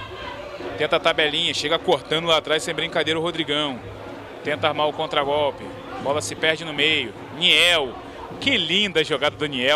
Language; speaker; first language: Portuguese; native; Portuguese